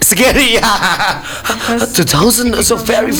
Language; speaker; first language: English; non-native, learner; Indonesian